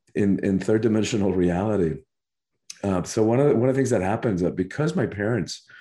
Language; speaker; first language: English; early bilingual, other home language; Spanish